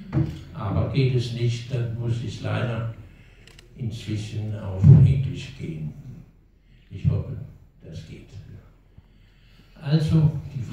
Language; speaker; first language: German; non-native, learner; Danish